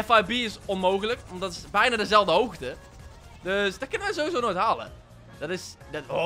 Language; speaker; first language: Dutch; native; Dutch